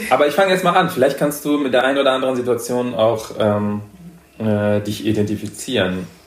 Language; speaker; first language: German; early bilingual, other home language; Persian